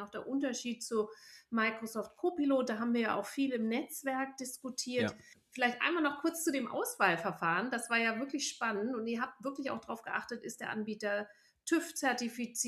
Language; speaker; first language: German; native; German